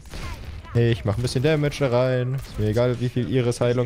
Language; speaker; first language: German; native; German